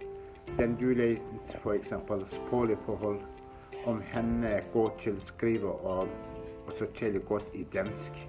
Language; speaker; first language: Danish; non-native, fluent; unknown